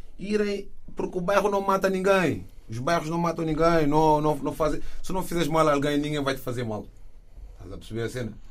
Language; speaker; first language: Portuguese; non-native, fluent; Wolof